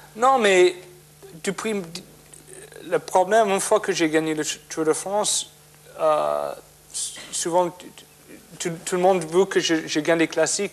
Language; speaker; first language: French; non-native, fluent; English